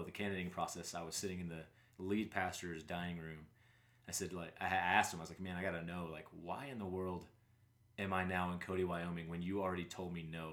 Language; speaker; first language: English; native; English